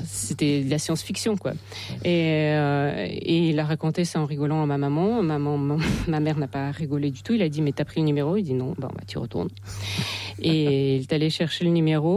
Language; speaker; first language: French; non-native, fluent; Russian